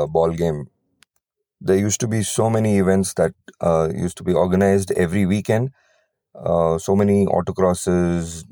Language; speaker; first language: English; non-native, local second language; Kannada